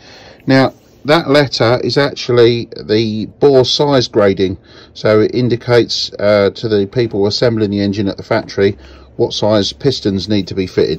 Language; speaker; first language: English; native; English